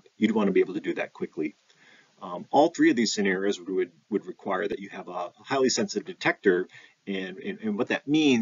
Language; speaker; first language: English; native; English